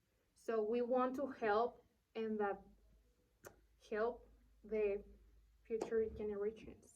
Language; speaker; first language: English; non-native, learner; Spanish